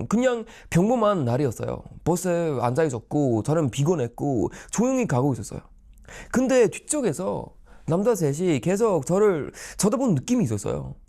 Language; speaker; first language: Korean; non-native, fluent; Swedish